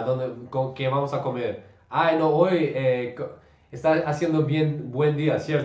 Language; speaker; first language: Spanish; non-native, fluent; English